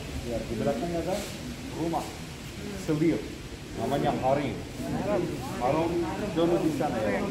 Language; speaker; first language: Indonesian; non-native, fluent; Turkish